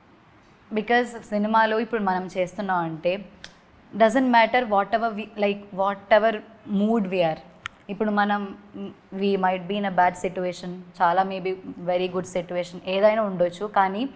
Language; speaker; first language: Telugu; non-native, learner; Malayalam